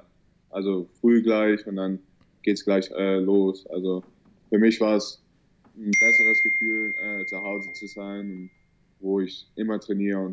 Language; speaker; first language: German; early bilingual, heritage; German